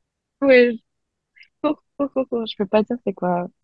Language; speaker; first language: French; non-native, local second language; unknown